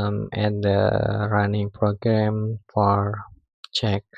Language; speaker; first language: English; non-native, learner; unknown